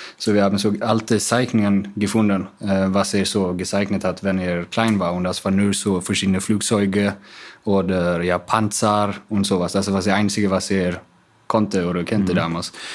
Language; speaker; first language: German; non-native, fluent; Swedish